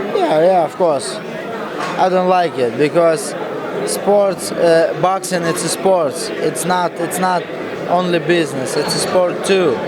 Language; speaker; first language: English; non-native, learner; Russian